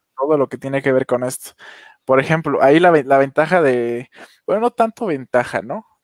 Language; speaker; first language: Spanish; native; Spanish